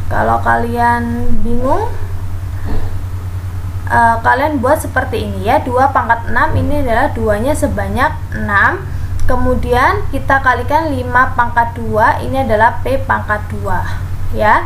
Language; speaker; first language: Indonesian; native; Indonesian